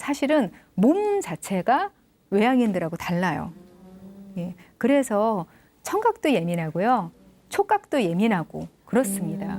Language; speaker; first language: Korean; native; Korean